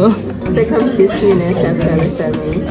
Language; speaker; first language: French; non-native, local second language; English